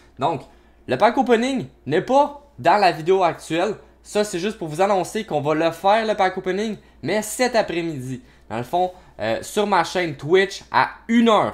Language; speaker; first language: French; native; French